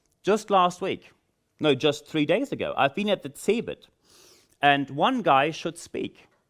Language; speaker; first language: English; non-native, fluent; German